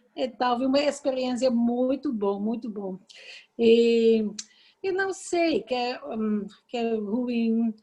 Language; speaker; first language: Portuguese; non-native, fluent; Dutch